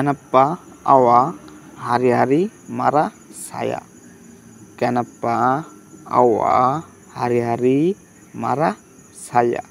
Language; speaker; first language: Indonesian; non-native, learner; Bangla